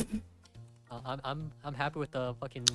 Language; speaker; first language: English; native; English